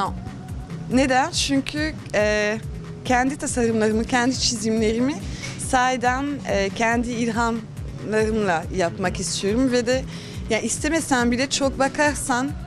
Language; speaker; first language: Turkish; early bilingual, heritage; Turkish